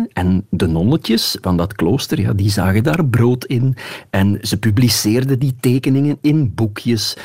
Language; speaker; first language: Dutch; native; Dutch